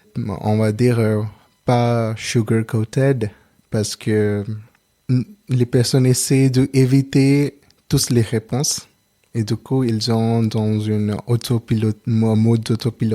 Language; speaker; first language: French; non-native, learner; Telugu